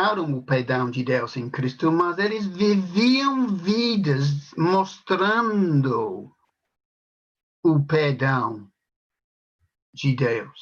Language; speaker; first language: Portuguese; non-native, fluent; English